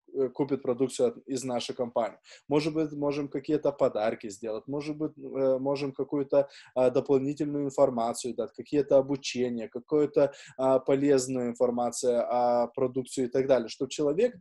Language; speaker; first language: Russian; non-native, fluent; Lithuanian